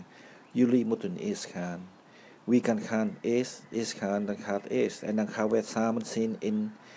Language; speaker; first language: Dutch; early bilingual, other home language; Vietnamese